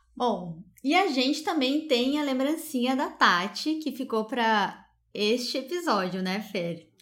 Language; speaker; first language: Portuguese; native; Portuguese